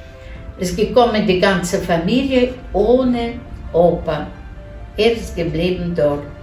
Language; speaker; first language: German; non-native, learner; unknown